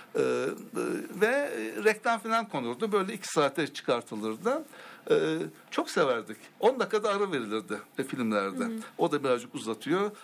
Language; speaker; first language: Turkish; native; Turkish